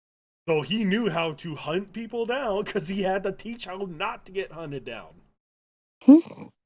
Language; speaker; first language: English; native; English